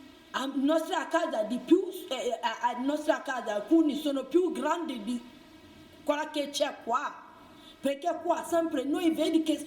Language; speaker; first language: Italian; non-native, learner; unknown